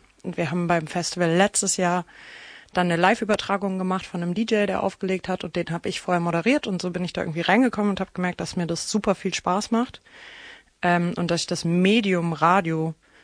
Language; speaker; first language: German; native; German